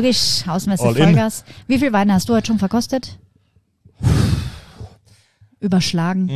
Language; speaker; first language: German; native; German